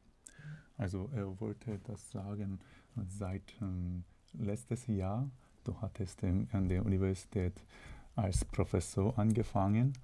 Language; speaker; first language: German; non-native, learner; Korean